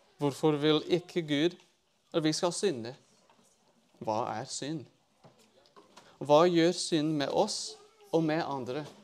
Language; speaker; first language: Norwegian; non-native, fluent; English